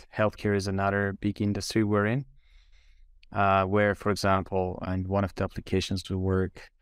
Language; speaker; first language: English; non-native, fluent; Armenian